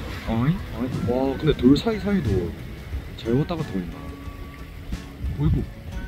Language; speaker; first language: Korean; native; Korean